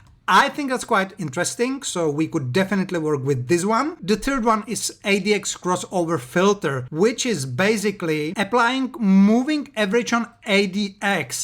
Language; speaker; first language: English; non-native, fluent; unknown